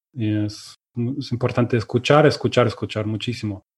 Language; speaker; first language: Spanish; non-native, fluent; Russian